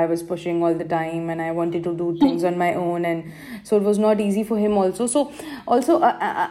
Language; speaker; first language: English; non-native, local second language; Hindi